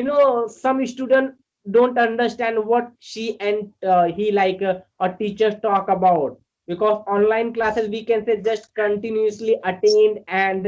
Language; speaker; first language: English; non-native, learner; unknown